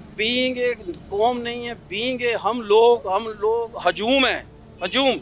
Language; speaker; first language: Urdu; non-native, local second language; Punjabi